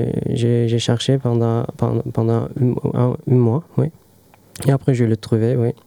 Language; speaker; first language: French; non-native, learner; Turkish